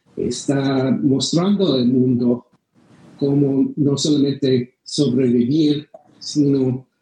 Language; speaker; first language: Spanish; non-native, fluent; English